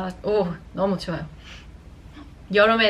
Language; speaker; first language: Korean; non-native, learner; English